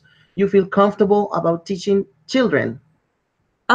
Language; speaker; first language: English; non-native, fluent; Spanish